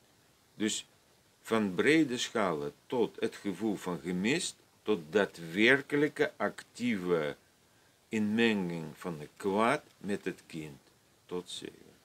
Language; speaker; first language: Dutch; non-native, fluent; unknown